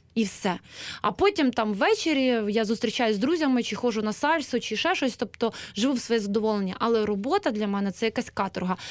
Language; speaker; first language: Ukrainian; native; Ukrainian